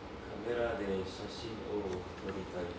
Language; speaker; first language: Japanese; non-native, learner; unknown